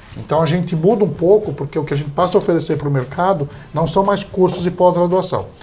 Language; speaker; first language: Portuguese; early bilingual, heritage; English